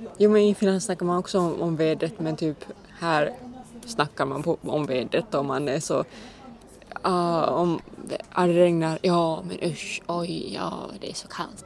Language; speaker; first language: Swedish; non-native, local second language; Finnish